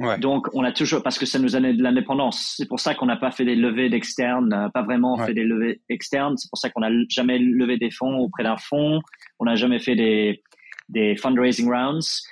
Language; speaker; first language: French; non-native, fluent; English